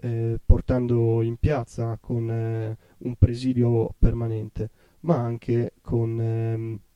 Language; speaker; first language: Italian; native; Italian